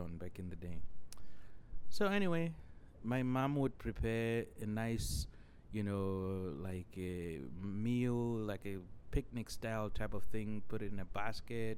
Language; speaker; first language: English; non-native, local second language; Shona